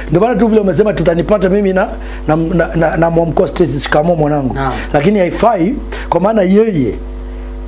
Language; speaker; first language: Swahili; native; Swahili